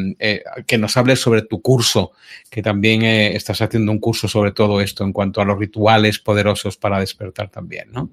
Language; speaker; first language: Spanish; native; Spanish